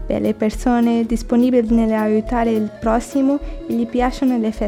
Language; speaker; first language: Italian; non-native, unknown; Portuguese